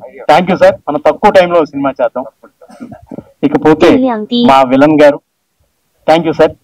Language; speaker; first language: Telugu; native; Telugu